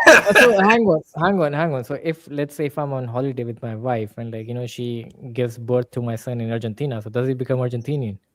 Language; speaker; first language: English; non-native, fluent; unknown